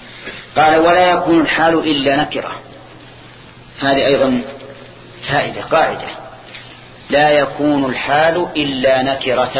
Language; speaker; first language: Arabic; native; Arabic